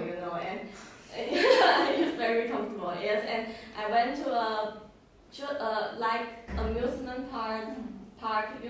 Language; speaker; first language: English; non-native, learner; Chinese